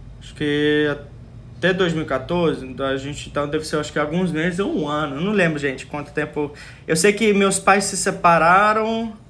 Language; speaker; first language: Portuguese; early bilingual, other home language; English